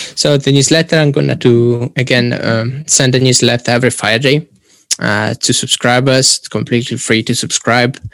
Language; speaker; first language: English; non-native, fluent; Italian